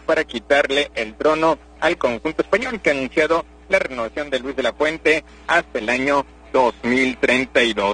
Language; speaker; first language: Spanish; native; Spanish